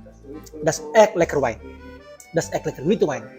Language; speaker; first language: Dutch; non-native, learner; Indonesian